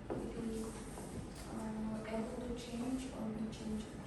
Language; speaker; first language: English; non-native, learner; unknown